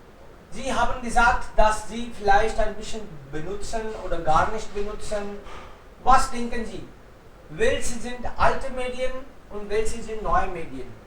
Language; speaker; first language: German; non-native, fluent; Hindi